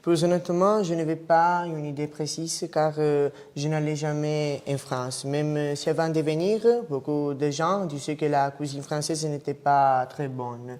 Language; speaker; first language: French; non-native, learner; Italian